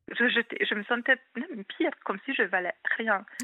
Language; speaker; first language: French; non-native, fluent; Hungarian